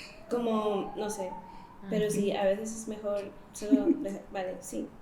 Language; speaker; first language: Spanish; early bilingual, other home language; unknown